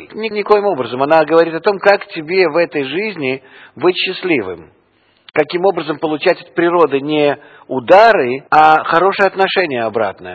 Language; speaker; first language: Russian; non-native, fluent; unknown